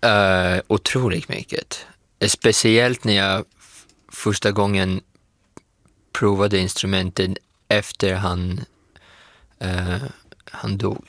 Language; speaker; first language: Swedish; non-native, fluent; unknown